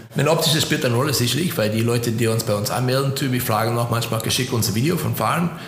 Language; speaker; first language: German; non-native, fluent; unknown